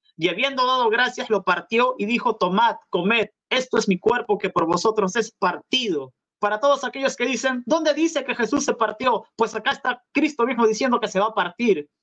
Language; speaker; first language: Spanish; native; Spanish